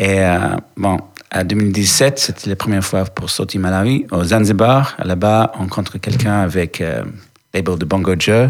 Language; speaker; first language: French; non-native, learner; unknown